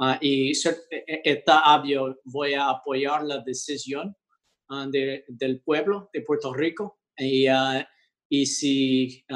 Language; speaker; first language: Spanish; early bilingual, heritage; English